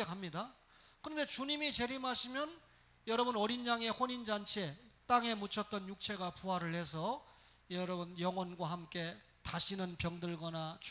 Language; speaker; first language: Korean; native; Korean